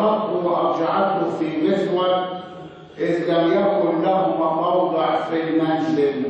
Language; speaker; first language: Arabic; native; Arabic